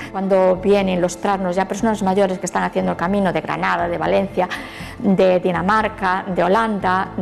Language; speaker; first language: Spanish; native; Spanish